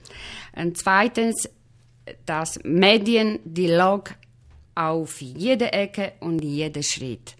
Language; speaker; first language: German; non-native, fluent; Polish